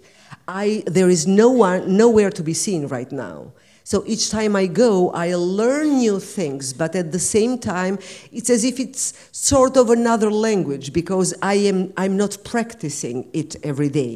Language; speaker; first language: English; non-native, fluent; Albanian